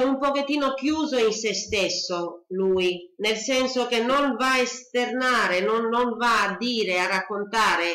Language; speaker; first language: Italian; native; Italian